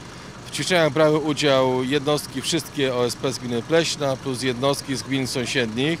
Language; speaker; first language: Polish; native; Polish